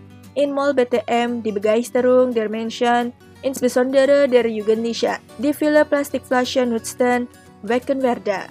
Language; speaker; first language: German; non-native, fluent; Indonesian